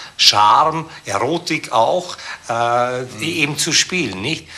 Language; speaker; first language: German; native; German